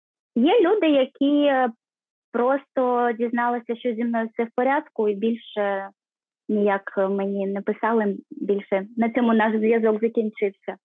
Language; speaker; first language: Ukrainian; native; Ukrainian